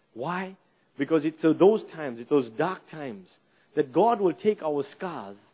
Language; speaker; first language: English; native; English